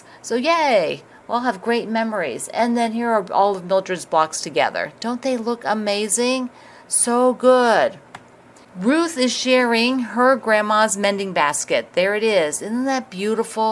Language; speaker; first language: English; native; English